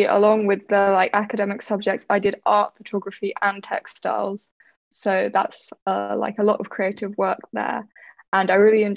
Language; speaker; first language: English; native; English